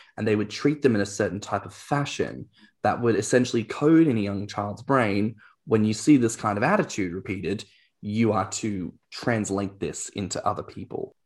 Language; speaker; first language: English; native; English